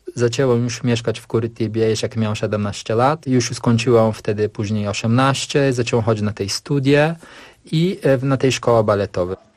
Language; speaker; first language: Polish; early bilingual, heritage; Portuguese